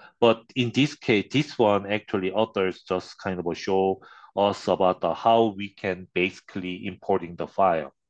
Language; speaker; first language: English; non-native, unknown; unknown